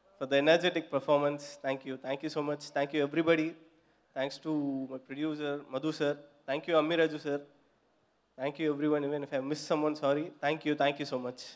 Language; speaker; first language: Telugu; non-native, learner; Tamil